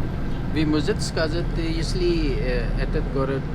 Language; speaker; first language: Russian; non-native, learner; Turkish